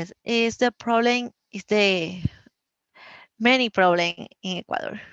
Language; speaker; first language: English; non-native, learner; Spanish